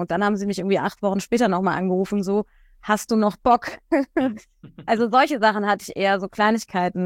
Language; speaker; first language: German; native; German